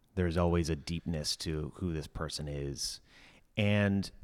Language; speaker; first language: English; native; English